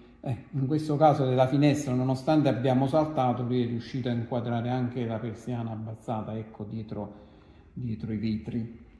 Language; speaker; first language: Italian; native; Italian